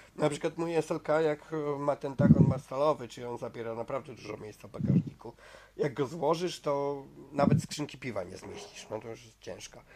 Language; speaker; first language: Polish; native; Polish